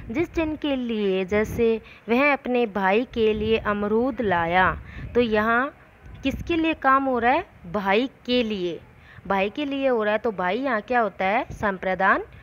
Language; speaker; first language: Hindi; native; Hindi